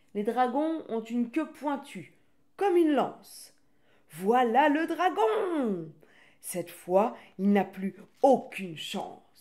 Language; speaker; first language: French; native; French